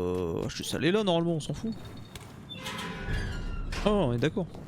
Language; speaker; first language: French; native; French